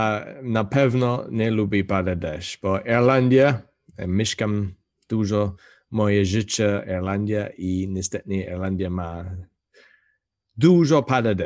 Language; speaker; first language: Polish; non-native, learner; English